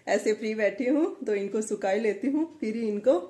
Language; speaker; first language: Hindi; native; Hindi